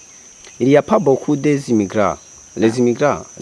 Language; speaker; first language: French; non-native, local second language; Rundi